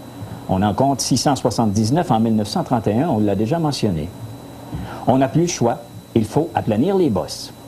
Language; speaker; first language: French; native; French